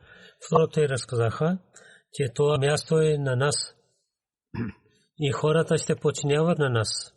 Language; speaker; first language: Bulgarian; non-native, learner; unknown